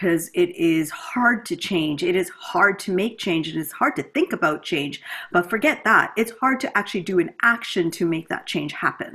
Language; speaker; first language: English; native; English